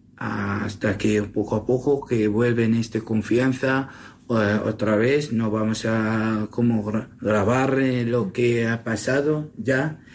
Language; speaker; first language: Spanish; non-native, learner; Assyrian Neo-Aramaic